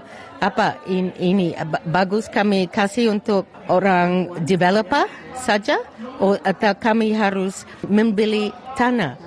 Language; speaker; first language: Indonesian; non-native, fluent; English